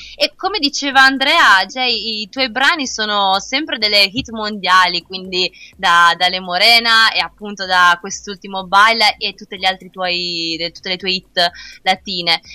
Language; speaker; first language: Italian; native; Italian